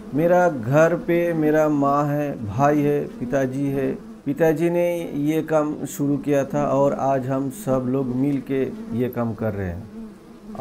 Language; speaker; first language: Hindi; non-native, local second language; Bangla